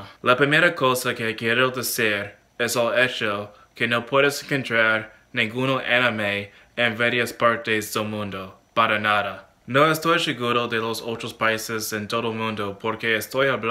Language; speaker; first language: Spanish; non-native, learner; English